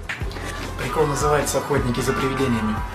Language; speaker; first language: Russian; native; Russian